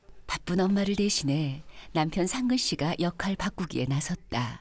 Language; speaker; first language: Korean; native; Korean